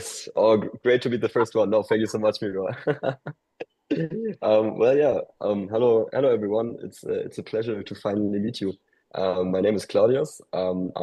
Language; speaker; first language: English; non-native, fluent; German